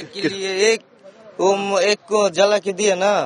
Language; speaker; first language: Hindi; non-native, learner; Bangla